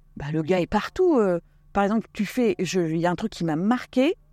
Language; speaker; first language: French; native; French